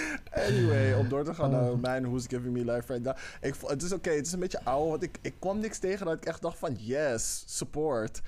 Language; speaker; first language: Dutch; native; Dutch